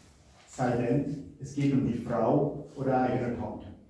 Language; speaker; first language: German; non-native, fluent; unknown